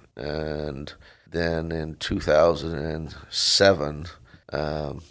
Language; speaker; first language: English; non-native, fluent; Dutch